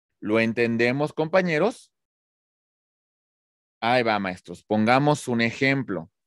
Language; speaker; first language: Spanish; native; Spanish